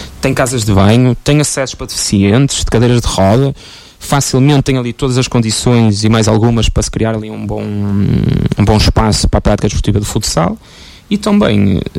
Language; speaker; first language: Portuguese; native; Portuguese